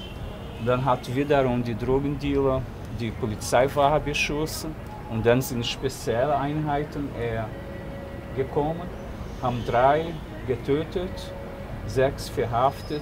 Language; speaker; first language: German; non-native, fluent; Portuguese